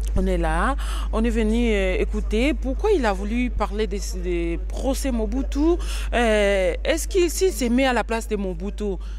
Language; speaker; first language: French; non-native, local second language; Lingala